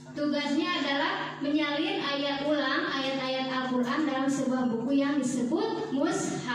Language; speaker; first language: Indonesian; native; Indonesian